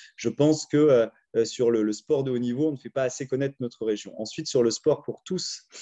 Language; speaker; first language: French; native; French